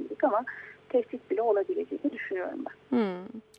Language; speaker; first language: Turkish; native; Turkish